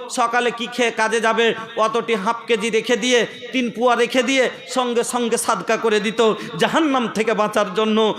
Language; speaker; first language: Bangla; non-native, local second language; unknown